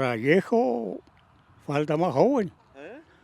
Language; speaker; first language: Spanish; non-native, local second language; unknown